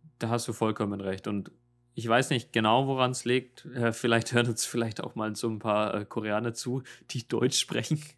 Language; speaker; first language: German; native; German